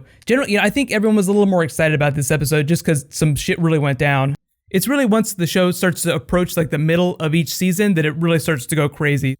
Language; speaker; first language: English; native; English